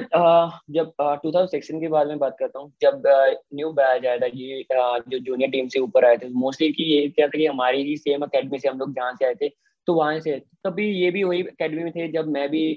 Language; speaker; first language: Hindi; non-native, local second language; Punjabi